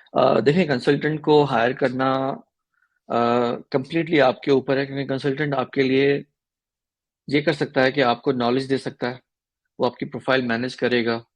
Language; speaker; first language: Urdu; native; Urdu